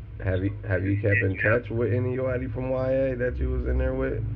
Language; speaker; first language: English; native; English